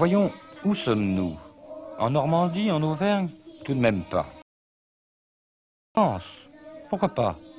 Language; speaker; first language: French; native; French